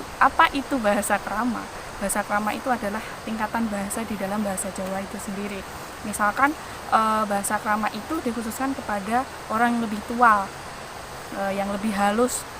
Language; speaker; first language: Indonesian; non-native, local second language; Javanese